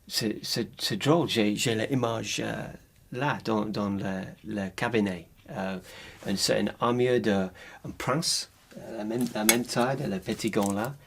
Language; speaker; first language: French; non-native, learner; English